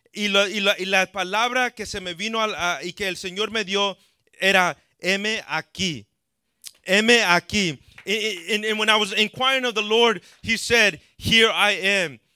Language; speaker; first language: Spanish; early bilingual, heritage; Spanish